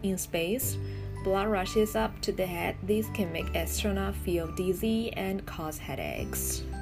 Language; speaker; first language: English; non-native, fluent; Chinese